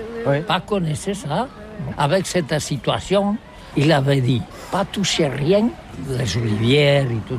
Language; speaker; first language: French; non-native, learner; Catalan